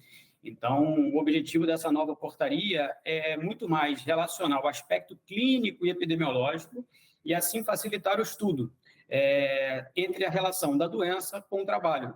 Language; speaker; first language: Portuguese; native; Portuguese